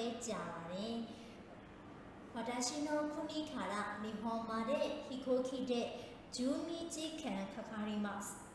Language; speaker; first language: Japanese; non-native, fluent; Burmese